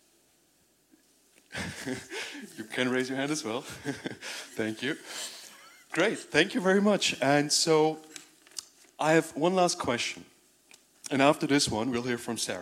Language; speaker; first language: English; non-native, fluent; German